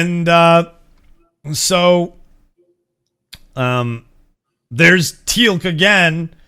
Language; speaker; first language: English; native; English